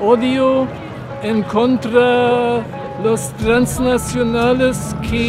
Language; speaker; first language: Spanish; non-native, learner; German